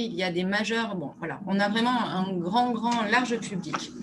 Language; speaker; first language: French; native; French